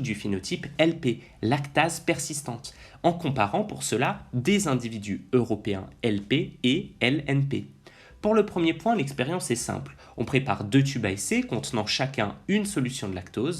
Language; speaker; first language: French; native; French